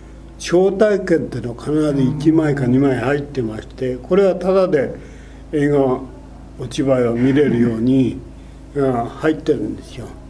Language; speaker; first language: Japanese; native; Japanese